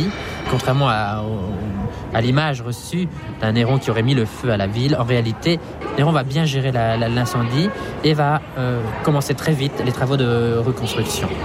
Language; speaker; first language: French; native; French